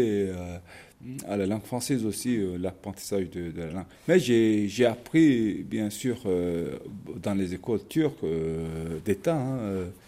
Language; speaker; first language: French; non-native, fluent; Turkish